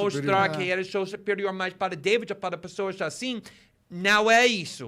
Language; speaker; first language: Portuguese; non-native, fluent; English